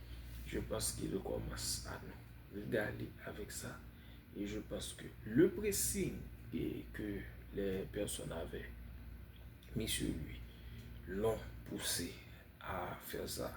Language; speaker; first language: French; non-native, fluent; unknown